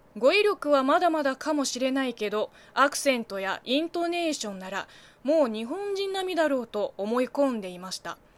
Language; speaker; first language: Japanese; non-native, fluent; Chinese